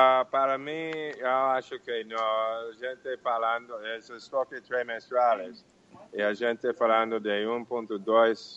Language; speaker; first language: Portuguese; non-native, fluent; English